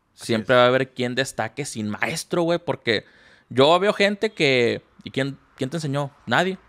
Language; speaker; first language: Spanish; native; Spanish